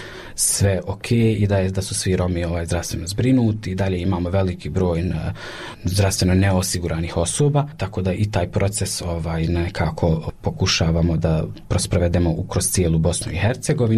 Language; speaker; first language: Serbian; native; Serbian